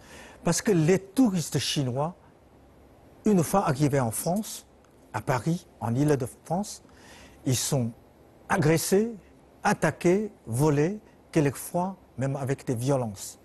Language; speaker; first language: French; non-native, fluent; Chinese